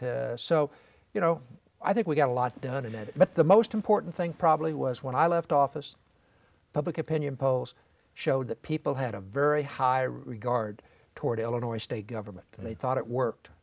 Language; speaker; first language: English; native; English